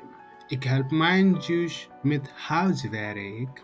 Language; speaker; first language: Dutch; non-native, learner; Tigrinya